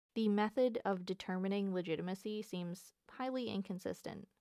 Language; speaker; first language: English; native; English